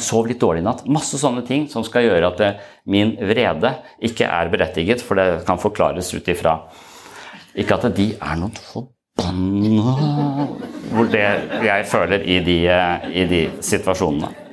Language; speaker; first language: Norwegian; native; Norwegian